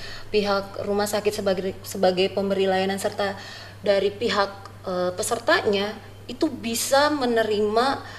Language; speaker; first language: Indonesian; native; Indonesian